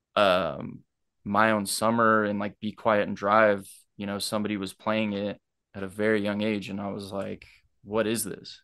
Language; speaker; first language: English; native; English